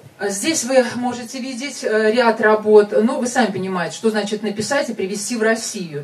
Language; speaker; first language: Russian; native; Russian